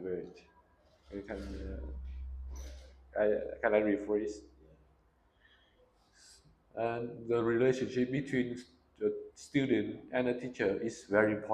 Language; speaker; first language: English; non-native, learner; Vietnamese